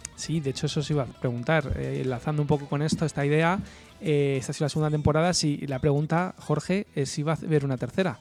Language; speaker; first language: Spanish; native; Spanish